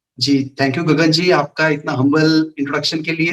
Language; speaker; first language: Hindi; native; Hindi